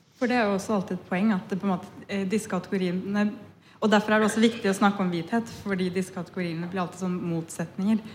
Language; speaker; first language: Norwegian; early bilingual, other home language; Punjabi